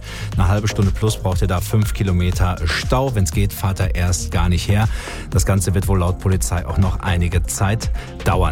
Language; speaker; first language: German; native; German